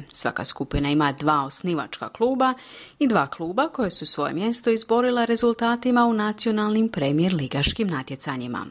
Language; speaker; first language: Croatian; native; Croatian